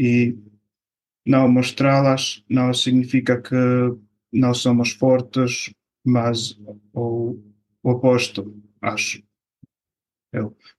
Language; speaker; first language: Portuguese; non-native, fluent; Bosnian